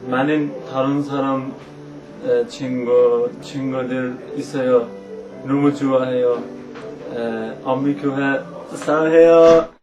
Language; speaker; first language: Korean; non-native, learner; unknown